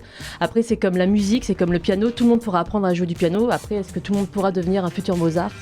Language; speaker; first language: French; native; French